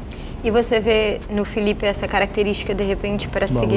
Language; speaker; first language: Portuguese; native; Portuguese